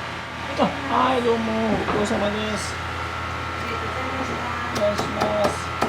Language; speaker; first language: Japanese; native; Japanese